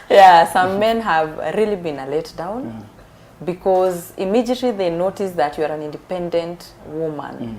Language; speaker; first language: English; non-native, local second language; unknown